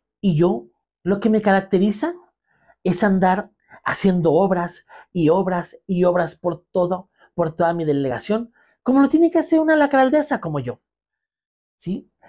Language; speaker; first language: Spanish; native; Spanish